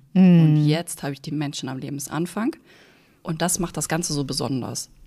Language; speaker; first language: German; native; German